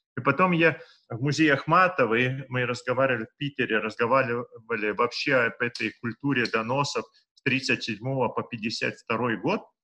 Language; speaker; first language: Russian; non-native, local second language; Lithuanian